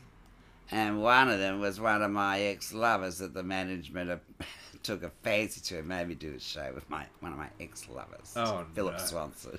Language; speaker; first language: English; native; English